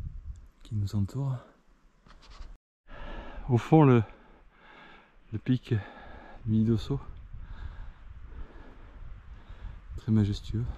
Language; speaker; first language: French; native; French